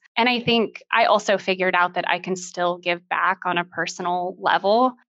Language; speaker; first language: English; native; English